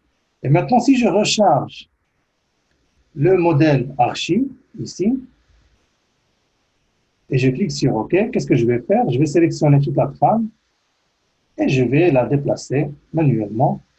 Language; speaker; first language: French; native; French